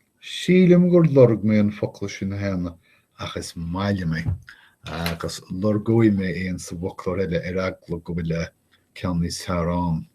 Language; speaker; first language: Irish; non-native, fluent; English